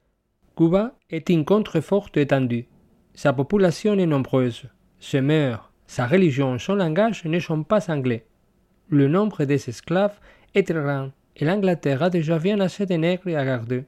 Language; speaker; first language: French; non-native, fluent; Spanish